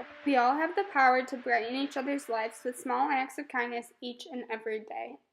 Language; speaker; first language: English; native; English